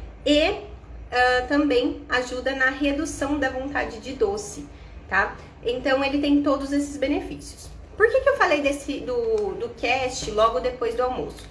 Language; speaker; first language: Portuguese; native; Portuguese